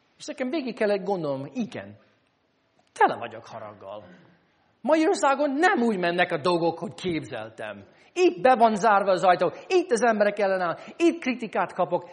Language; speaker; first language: Hungarian; non-native, fluent; English